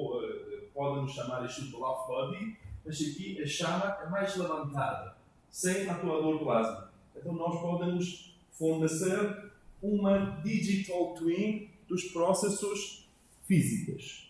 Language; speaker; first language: Portuguese; non-native, learner; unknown